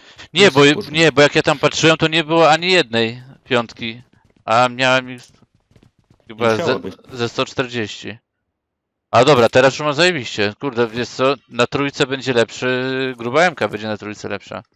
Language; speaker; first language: Polish; native; Polish